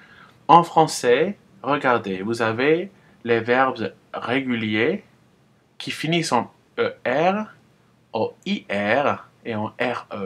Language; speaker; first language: French; non-native, fluent; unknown